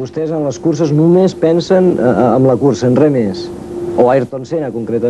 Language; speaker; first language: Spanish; non-native, local second language; Catalan